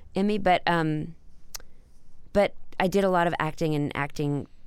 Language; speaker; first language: English; native; English